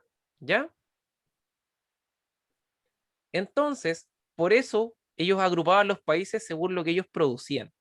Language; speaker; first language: Spanish; native; Spanish